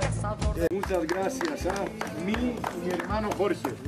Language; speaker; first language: Spanish; non-native, learner; Greek